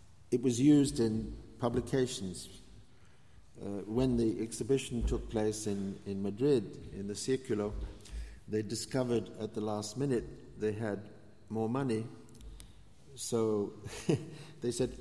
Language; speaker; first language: English; native; English